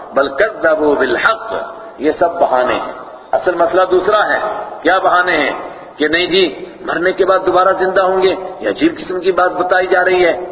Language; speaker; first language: Urdu; non-native, local second language; Punjabi